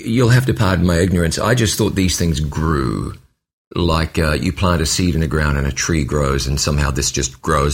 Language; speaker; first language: English; native; English